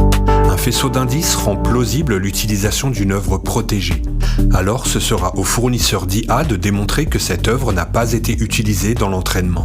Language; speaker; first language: French; native; French